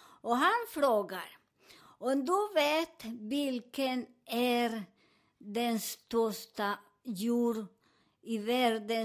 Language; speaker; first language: Swedish; non-native, learner; Spanish